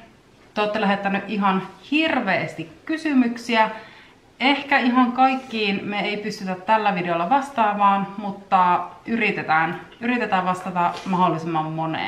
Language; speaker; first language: Finnish; native; Finnish